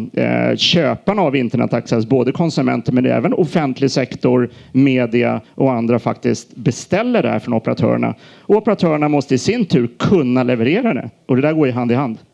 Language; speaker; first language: Swedish; native; Swedish